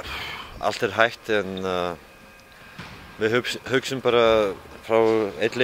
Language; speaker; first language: Icelandic; non-native, fluent; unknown